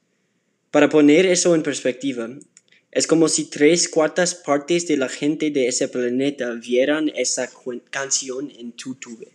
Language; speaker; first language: Spanish; non-native, learner; English